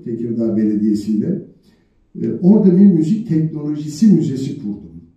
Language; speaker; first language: Turkish; native; Turkish